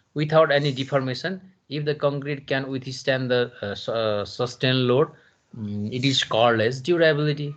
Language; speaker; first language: English; non-native, local second language; Nepali